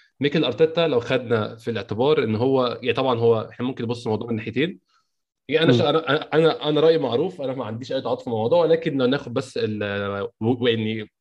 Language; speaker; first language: Arabic; native; Arabic